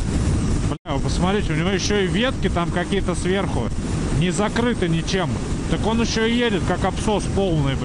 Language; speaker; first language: Russian; native; Russian